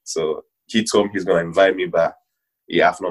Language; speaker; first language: English; non-native, local second language; Ewe